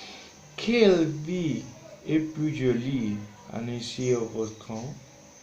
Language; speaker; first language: French; non-native, learner; Spanish